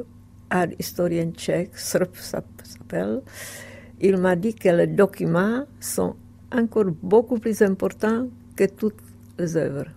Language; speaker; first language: French; non-native, fluent; Czech